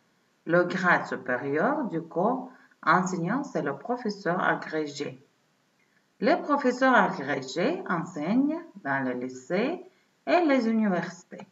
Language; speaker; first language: French; non-native, fluent; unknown